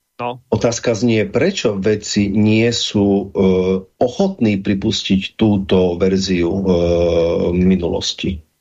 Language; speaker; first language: Slovak; native; Slovak